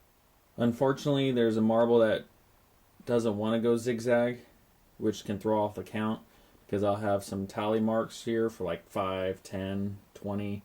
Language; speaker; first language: English; native; English